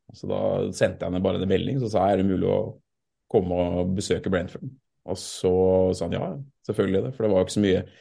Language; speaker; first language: Norwegian; native; Norwegian